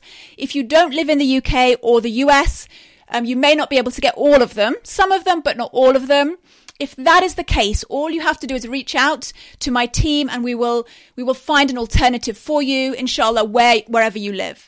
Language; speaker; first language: English; native; English